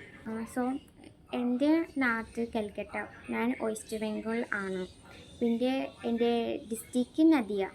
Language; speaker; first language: Malayalam; non-native, local second language; Bangla